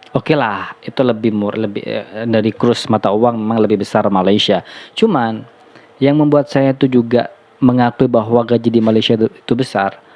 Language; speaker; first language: Indonesian; native; Indonesian